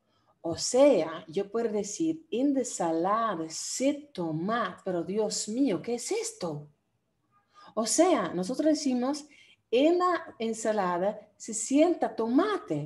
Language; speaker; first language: Spanish; non-native, fluent; Dutch